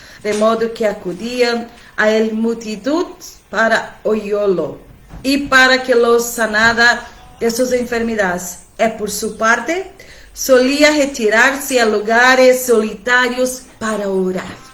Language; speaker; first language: Spanish; non-native, fluent; Portuguese